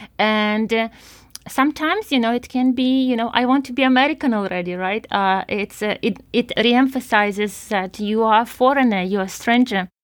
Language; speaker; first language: English; non-native, fluent; Ukrainian